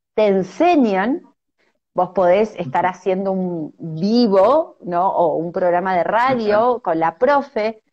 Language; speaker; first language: Spanish; native; Spanish